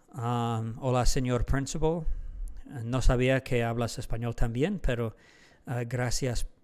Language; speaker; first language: Spanish; non-native, learner; English